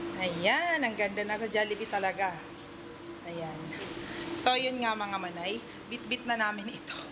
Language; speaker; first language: Filipino; non-native, local second language; Bikol